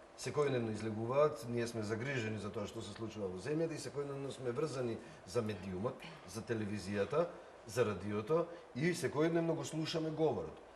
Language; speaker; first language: Macedonian; native; Macedonian